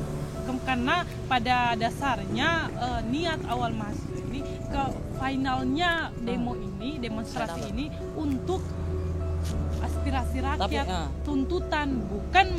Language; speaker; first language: Indonesian; native; Indonesian